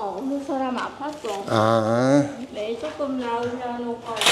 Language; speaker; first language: Korean; non-native, learner; Vietnamese